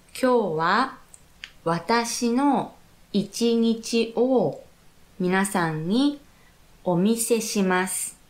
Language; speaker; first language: Japanese; native; Japanese